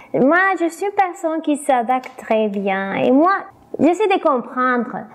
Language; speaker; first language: French; non-native, fluent; Spanish